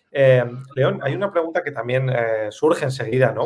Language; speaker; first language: Spanish; native; Spanish